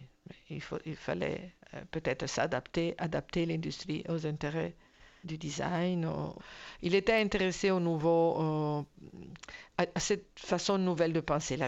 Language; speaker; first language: French; non-native, fluent; Italian